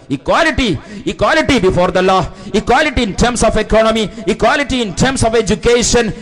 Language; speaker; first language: English; non-native, local second language; Malayalam